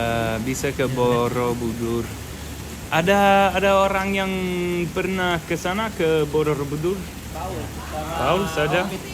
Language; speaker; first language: Indonesian; non-native, learner; English